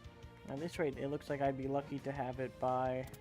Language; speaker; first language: English; native; English